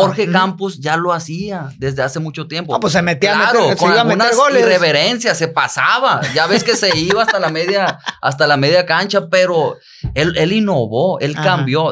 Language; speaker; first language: Spanish; native; Spanish